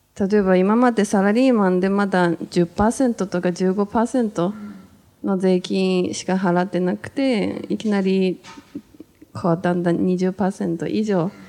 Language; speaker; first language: Japanese; native; Japanese